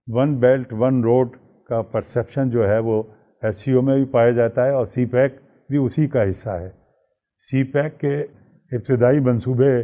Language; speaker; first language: Urdu; native; Urdu